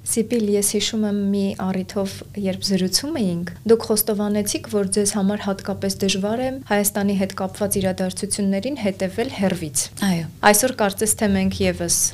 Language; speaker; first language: Armenian; native; Armenian